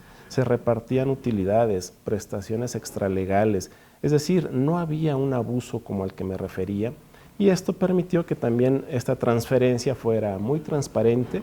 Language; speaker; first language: Spanish; native; Spanish